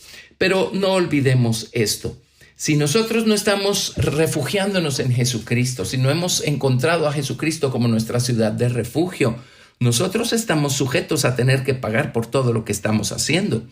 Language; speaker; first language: Spanish; native; Spanish